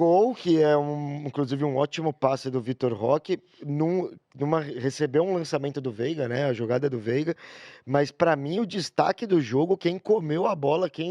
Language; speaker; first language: Portuguese; native; Portuguese